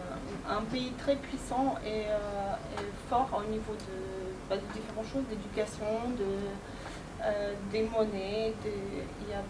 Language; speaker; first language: French; non-native, fluent; Ukrainian